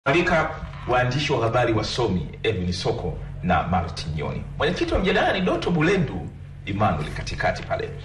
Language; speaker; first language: Swahili; native; Swahili